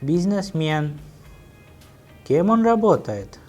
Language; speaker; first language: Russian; non-native, fluent; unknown